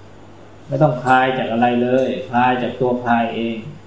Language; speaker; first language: Thai; native; Thai